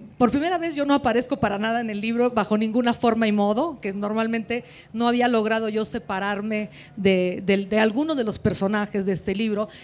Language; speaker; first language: Spanish; non-native, fluent; Italian